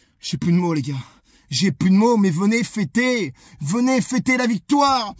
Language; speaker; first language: French; native; French